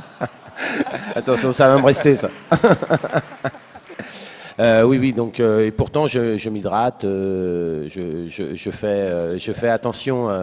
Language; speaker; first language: French; native; French